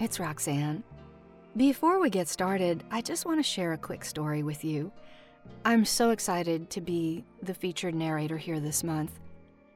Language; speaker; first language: English; early bilingual, other home language; Spanish